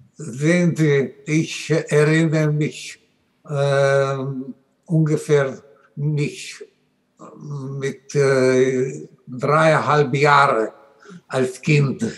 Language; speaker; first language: German; non-native, learner; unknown